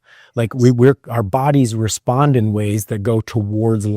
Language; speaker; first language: English; native; English